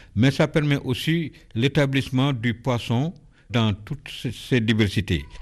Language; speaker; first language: French; non-native, local second language; Wolof